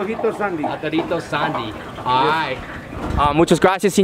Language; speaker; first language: Spanish; non-native, learner; English